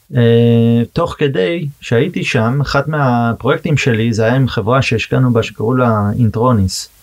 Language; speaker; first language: Hebrew; early bilingual, heritage; Hebrew